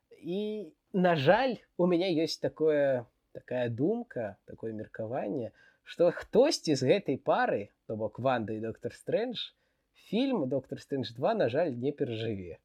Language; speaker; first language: Belarusian; non-native, local second language; Russian